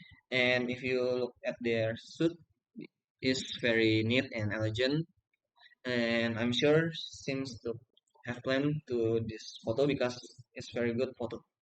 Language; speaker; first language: English; non-native, learner; Indonesian